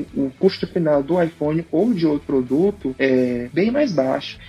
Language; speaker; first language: Portuguese; native; Portuguese